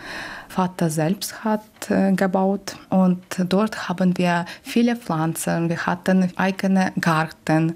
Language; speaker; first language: German; non-native, learner; Ukrainian